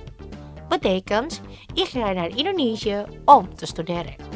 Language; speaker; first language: Dutch; non-native, learner; Indonesian